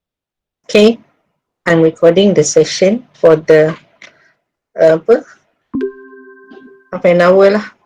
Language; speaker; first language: English; non-native, local second language; Malay